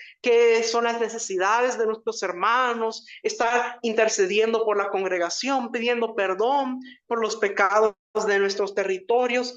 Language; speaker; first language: Spanish; native; Spanish